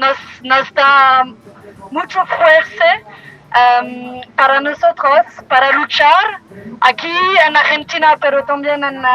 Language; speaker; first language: Spanish; non-native, learner; French